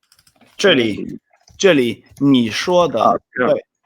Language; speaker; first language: Chinese; non-native, fluent; Swedish